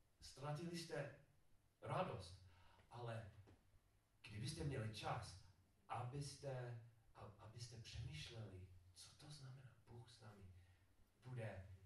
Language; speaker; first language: Czech; non-native, learner; English